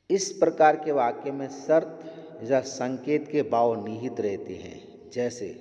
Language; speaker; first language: Hindi; non-native, local second language; Gujarati